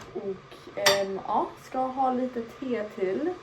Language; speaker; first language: Swedish; non-native, fluent; English